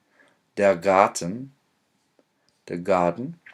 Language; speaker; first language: German; non-native, fluent; English